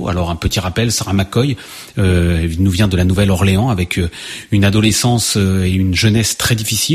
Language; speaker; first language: French; native; French